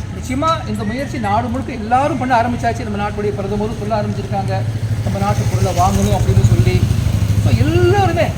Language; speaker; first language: Tamil; non-native, local second language; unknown